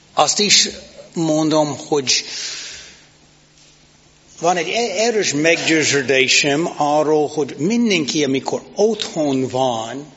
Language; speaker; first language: Hungarian; non-native, fluent; English